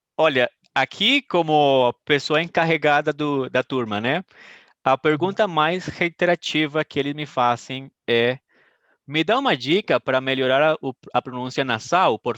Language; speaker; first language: Portuguese; non-native, fluent; Spanish